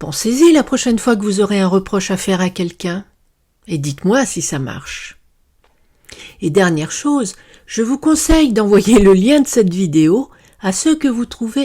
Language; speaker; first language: French; native; French